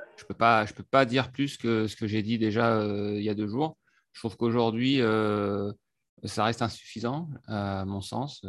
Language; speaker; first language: French; native; French